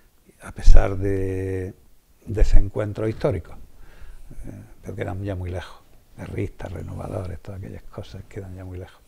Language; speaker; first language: Spanish; native; Spanish